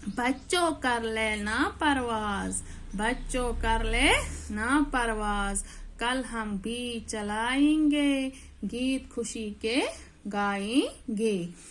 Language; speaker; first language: Hindi; non-native, local second language; Kashmiri